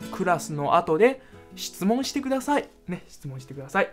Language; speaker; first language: Japanese; non-native, fluent; Chinese